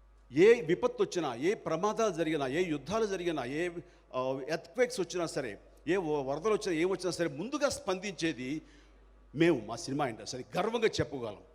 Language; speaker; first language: Telugu; native; Telugu